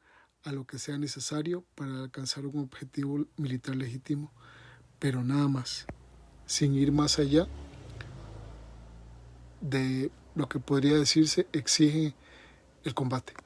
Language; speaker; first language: Spanish; native; Spanish